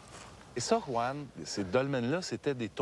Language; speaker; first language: French; native; French